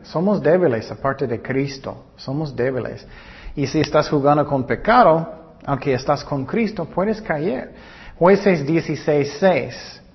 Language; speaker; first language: Spanish; non-native, learner; English